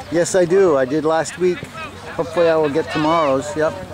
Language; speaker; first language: English; native; English